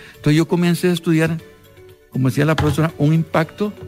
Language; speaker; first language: Spanish; non-native, local second language; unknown